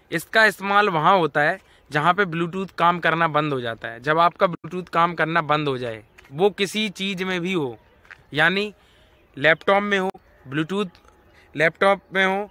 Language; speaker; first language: Hindi; native; Hindi